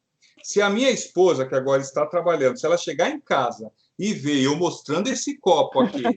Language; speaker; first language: Portuguese; native; Portuguese